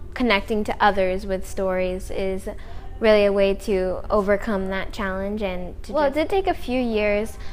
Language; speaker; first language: English; native; English